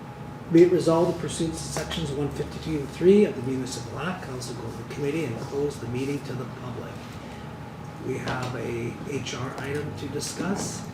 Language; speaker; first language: English; native; English